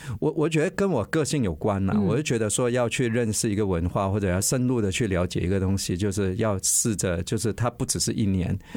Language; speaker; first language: Chinese; native; Chinese